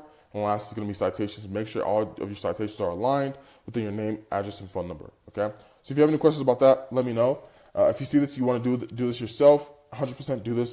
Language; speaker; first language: English; native; English